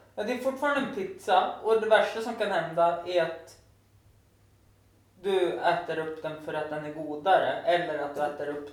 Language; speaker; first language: Swedish; native; Swedish